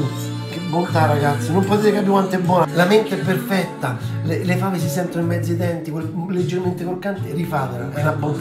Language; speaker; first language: Italian; native; Italian